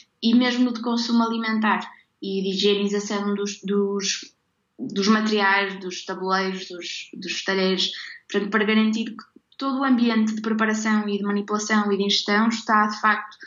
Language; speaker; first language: Portuguese; native; Portuguese